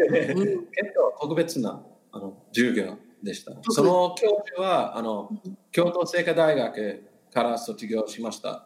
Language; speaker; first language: Japanese; non-native, learner; English